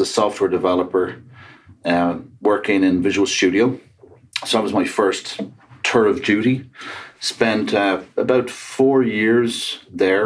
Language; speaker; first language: English; native; English